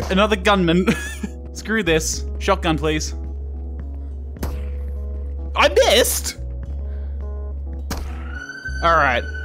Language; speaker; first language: English; native; English